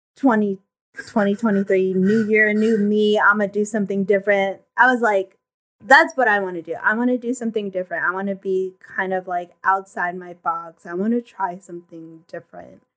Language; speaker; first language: English; early bilingual, other home language; Filipino